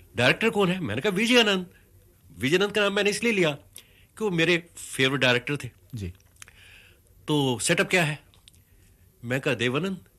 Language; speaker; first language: Hindi; native; Hindi